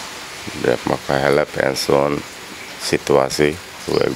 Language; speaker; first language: Dutch; non-native, local second language; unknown